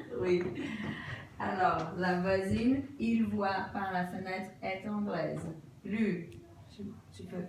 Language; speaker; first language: French; non-native, fluent; Portuguese